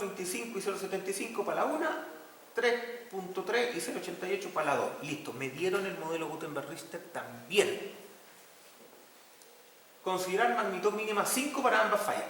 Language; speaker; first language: Spanish; native; Spanish